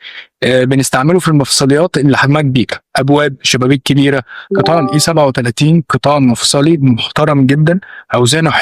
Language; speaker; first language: Arabic; native; Arabic